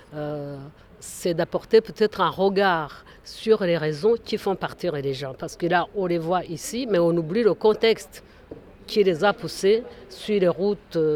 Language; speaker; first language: French; non-native, local second language; Kinyarwanda